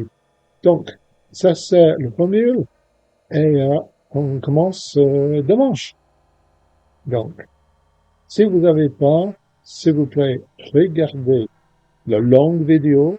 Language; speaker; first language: French; non-native, fluent; English